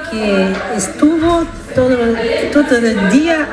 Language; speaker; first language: Spanish; non-native, learner; French